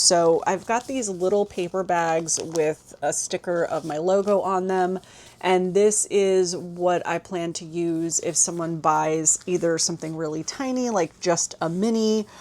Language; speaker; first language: English; native; English